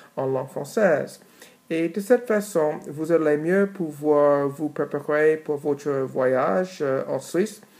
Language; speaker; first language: French; non-native, fluent; English